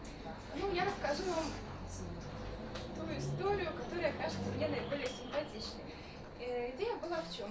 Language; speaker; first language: Russian; native; Russian